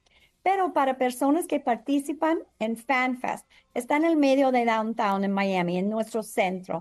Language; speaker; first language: Spanish; non-native, learner; English